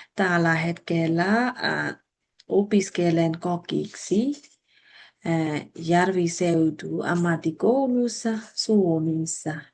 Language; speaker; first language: Finnish; non-native, learner; Burmese